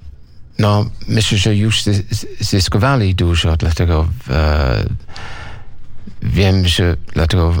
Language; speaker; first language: Polish; non-native, learner; English